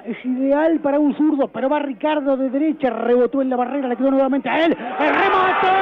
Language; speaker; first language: Spanish; native; Spanish